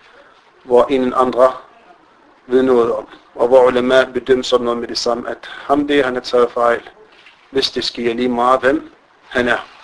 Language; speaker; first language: Danish; non-native, fluent; Arabic